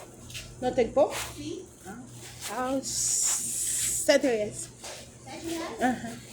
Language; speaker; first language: Portuguese; non-native, learner; Haitian Creole